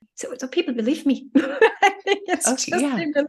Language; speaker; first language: English; non-native, fluent; German